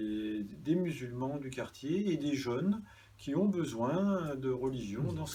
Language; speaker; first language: French; native; French